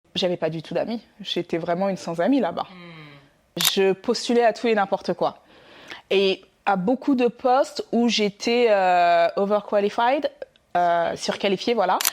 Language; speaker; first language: French; early bilingual, other home language; Wolof